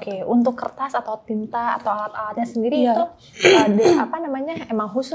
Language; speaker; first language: Indonesian; native; Indonesian